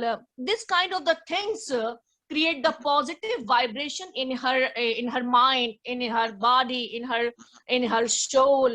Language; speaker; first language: English; non-native, learner; Hindi